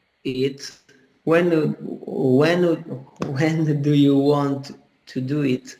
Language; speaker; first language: English; non-native, learner; Italian